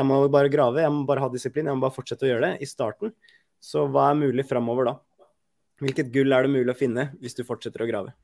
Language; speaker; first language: Norwegian; native; Norwegian